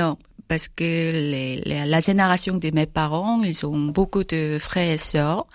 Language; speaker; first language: French; non-native, learner; Korean